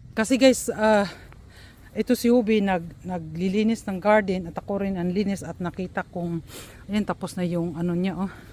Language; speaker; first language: Filipino; native; Filipino